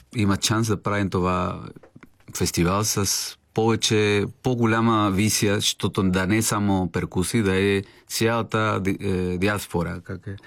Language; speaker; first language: Bulgarian; non-native, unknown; Spanish